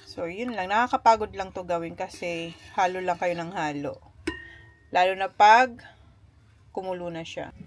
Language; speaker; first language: Filipino; non-native, local second language; Bikol